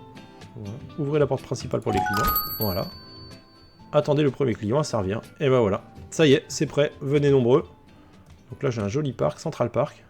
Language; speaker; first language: French; native; French